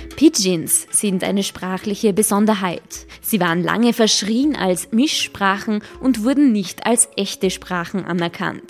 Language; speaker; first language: German; native; German